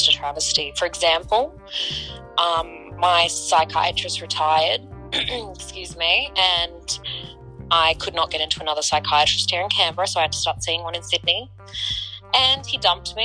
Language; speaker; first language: English; native; English